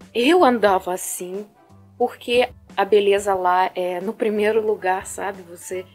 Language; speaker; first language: Portuguese; non-native, fluent; Russian